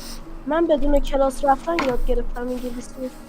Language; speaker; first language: Persian; native; Persian